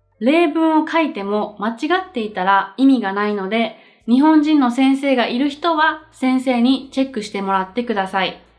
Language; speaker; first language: Japanese; native; Japanese